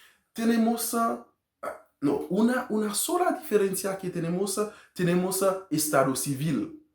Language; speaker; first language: Spanish; non-native, learner; Haitian Creole